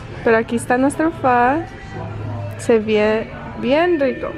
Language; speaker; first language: Spanish; early bilingual, heritage; Spanish